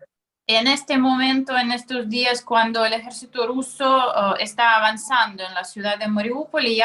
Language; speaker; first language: Spanish; non-native, fluent; Russian